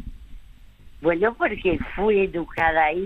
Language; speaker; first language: Spanish; early bilingual, other home language; French